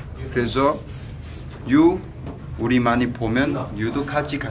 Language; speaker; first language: Korean; non-native, learner; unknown